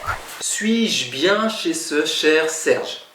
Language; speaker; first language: French; native; French